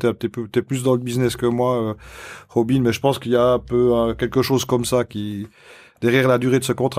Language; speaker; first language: French; native; French